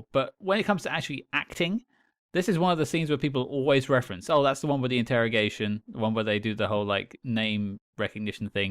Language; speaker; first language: English; native; English